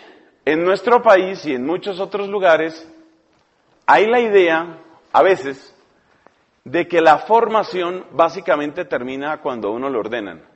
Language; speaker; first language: Spanish; native; Spanish